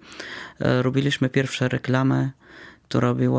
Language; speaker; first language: Polish; non-native, fluent; Arabic